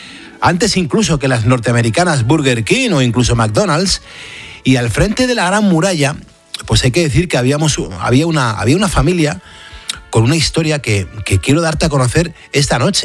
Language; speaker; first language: Spanish; native; Spanish